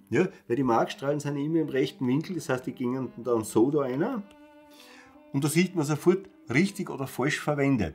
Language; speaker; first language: German; native; German